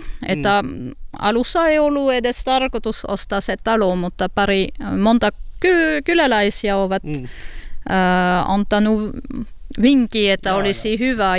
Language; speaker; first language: Finnish; non-native, learner; French